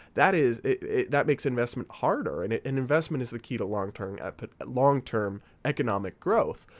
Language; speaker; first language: English; native; English